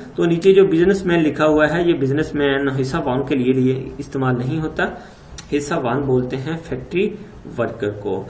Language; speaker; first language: Urdu; native; Urdu